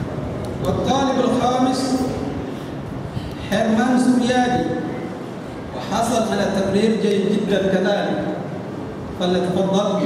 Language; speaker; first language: Arabic; non-native, fluent; Indonesian